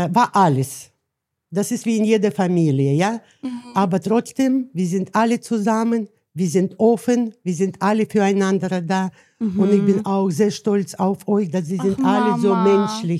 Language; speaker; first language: German; non-native, learner; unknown